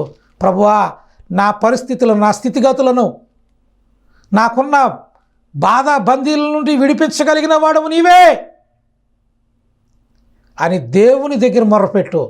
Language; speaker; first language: Telugu; native; Telugu